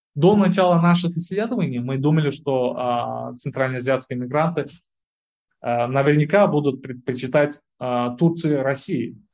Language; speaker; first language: Russian; non-native, local second language; Uzbek